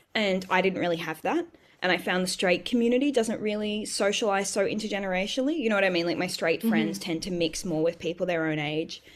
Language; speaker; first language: English; native; English